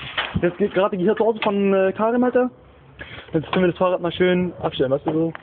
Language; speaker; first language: German; early bilingual, other home language; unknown